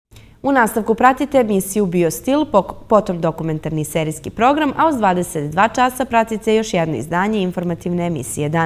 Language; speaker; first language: Serbian; native; Serbian